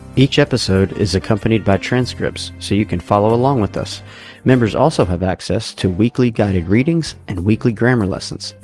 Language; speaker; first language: English; native; English